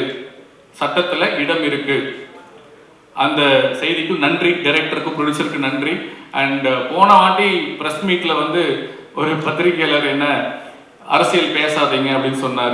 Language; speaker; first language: Tamil; native; Tamil